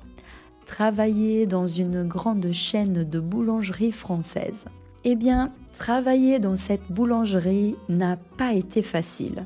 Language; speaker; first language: French; non-native, fluent; Portuguese